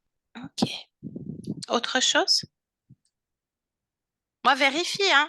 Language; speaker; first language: French; native; French